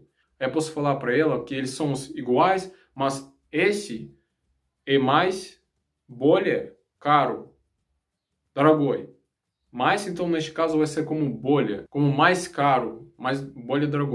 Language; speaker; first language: Portuguese; non-native, learner; Russian